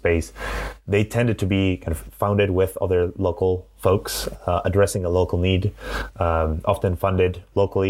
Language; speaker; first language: English; non-native, fluent; Spanish